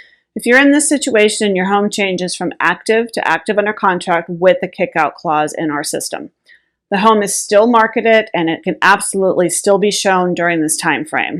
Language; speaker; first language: English; native; English